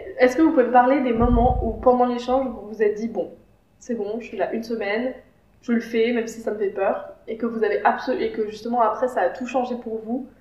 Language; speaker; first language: French; native; French